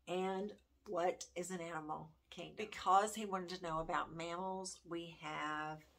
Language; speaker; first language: English; native; English